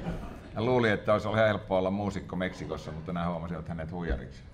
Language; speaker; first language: Finnish; native; Finnish